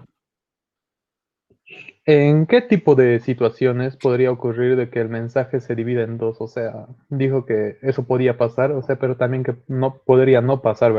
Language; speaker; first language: Spanish; native; Spanish